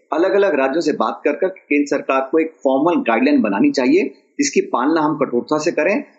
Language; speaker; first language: Hindi; native; Hindi